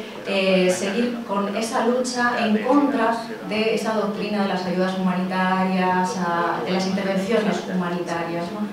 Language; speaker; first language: Spanish; native; Spanish